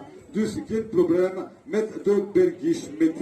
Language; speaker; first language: Dutch; non-native, local second language; French